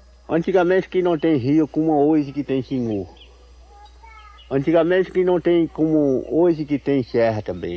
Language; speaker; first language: Portuguese; non-native, local second language; Kayapó